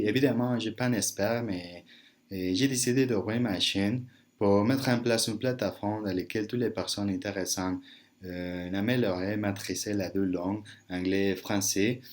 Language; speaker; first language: French; non-native, learner; Spanish